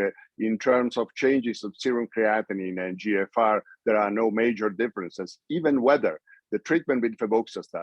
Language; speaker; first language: English; non-native, fluent; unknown